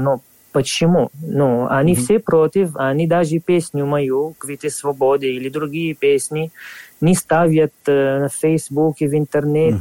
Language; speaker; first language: Russian; non-native, fluent; Arabic